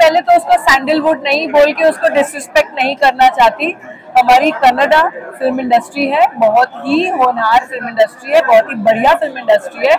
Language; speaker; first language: Hindi; native; Hindi